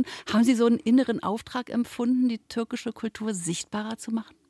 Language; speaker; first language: German; native; German